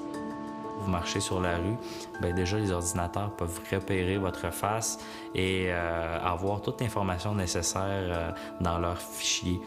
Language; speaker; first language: French; native; French